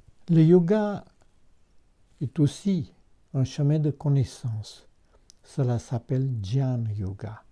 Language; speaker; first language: French; non-native, fluent; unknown